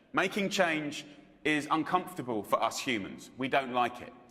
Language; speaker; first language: English; native; English